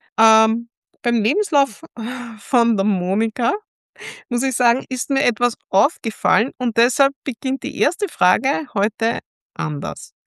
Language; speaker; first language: German; native; German